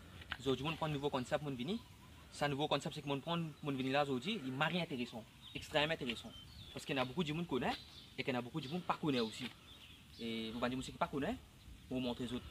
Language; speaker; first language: French; non-native, local second language; Morisyen